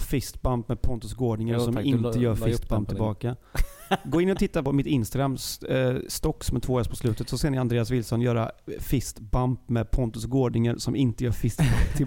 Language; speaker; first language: Swedish; native; Swedish